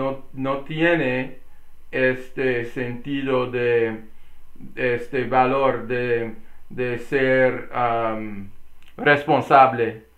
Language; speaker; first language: Spanish; non-native, learner; English